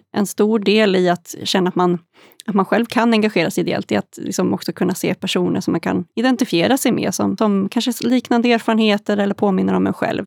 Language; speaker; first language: Swedish; native; Swedish